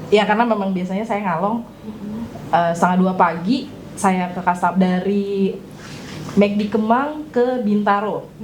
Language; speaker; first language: Indonesian; native; Indonesian